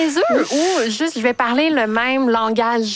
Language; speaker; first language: French; native; French